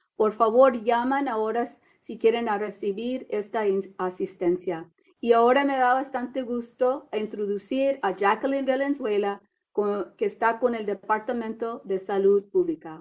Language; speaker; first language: Spanish; early bilingual, heritage; Spanish